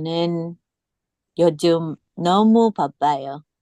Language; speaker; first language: Korean; non-native, learner; English